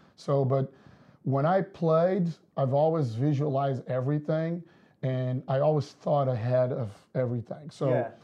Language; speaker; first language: English; non-native, fluent; Portuguese